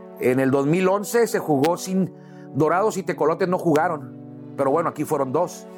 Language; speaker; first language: Spanish; native; Spanish